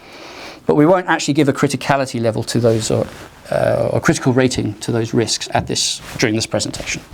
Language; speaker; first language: English; native; English